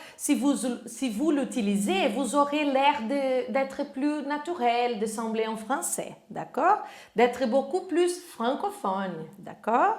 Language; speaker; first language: French; non-native, fluent; Portuguese